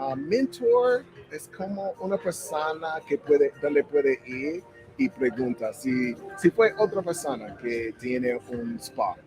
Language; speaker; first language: Spanish; non-native, learner; English